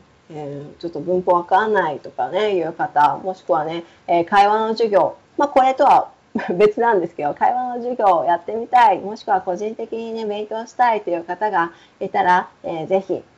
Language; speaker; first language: Japanese; native; Japanese